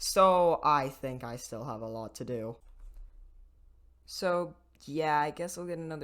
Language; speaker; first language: English; native; English